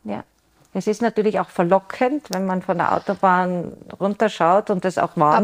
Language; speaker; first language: German; native; German